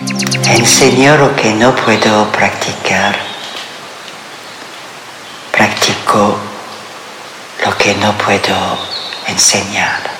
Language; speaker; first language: Spanish; non-native, fluent; French